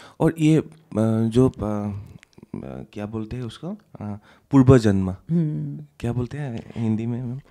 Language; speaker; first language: Hindi; non-native, local second language; Assamese